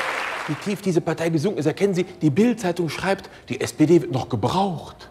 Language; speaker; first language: German; native; German